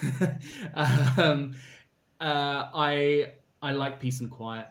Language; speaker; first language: English; native; English